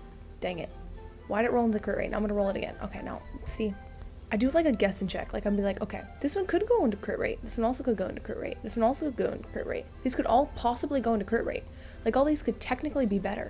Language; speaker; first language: English; native; English